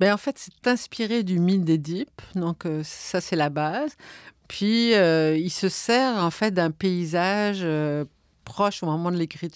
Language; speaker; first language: French; native; French